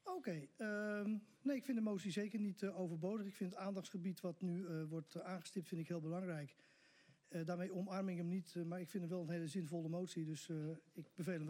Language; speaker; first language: Dutch; native; Dutch